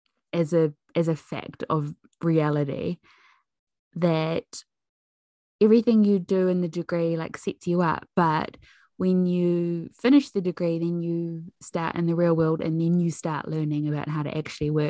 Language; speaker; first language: English; native; English